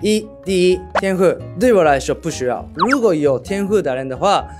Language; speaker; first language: Chinese; non-native, learner; Japanese